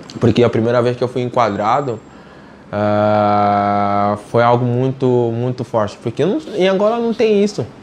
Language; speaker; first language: Portuguese; native; Portuguese